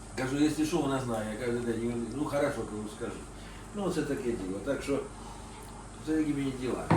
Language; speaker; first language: Ukrainian; non-native, local second language; Russian